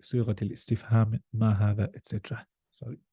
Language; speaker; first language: Arabic; non-native, fluent; English